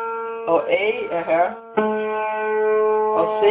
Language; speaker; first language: Danish; non-native, fluent; English